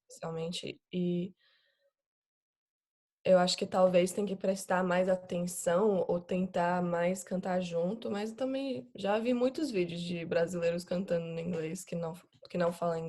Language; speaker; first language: Portuguese; non-native, fluent; English